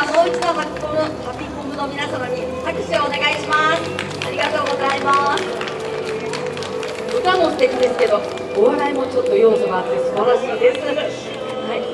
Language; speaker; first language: Japanese; native; Japanese